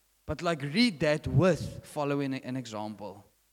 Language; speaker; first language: English; non-native, local second language; Afrikaans